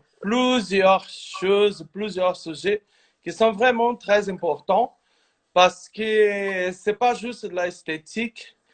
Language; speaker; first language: French; non-native, fluent; Portuguese